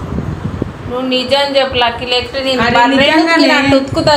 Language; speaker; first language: Telugu; native; Telugu